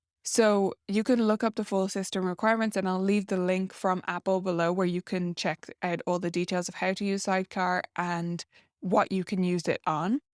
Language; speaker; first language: English; native; English